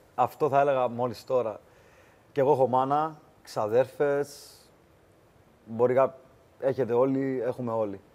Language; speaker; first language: Greek; native; Greek